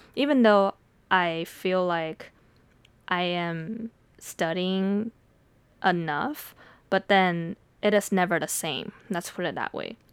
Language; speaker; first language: English; early bilingual, other home language; Chinese